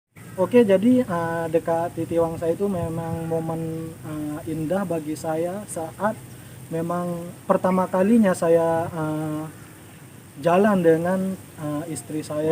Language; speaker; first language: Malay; non-native, local second language; Indonesian